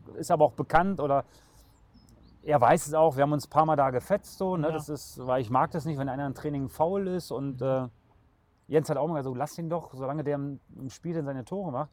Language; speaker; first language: German; native; German